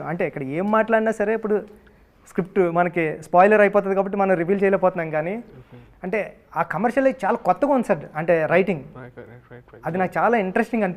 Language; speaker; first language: Telugu; native; Telugu